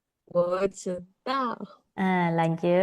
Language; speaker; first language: Chinese; non-native, learner; Indonesian